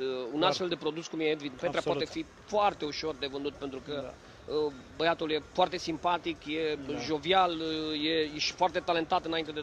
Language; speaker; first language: Romanian; native; Romanian